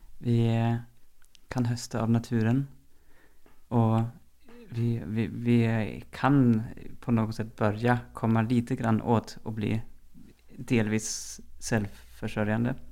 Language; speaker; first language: Norwegian; non-native, fluent; German